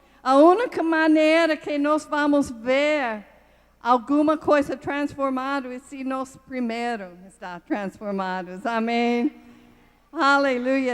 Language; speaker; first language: Portuguese; non-native, learner; English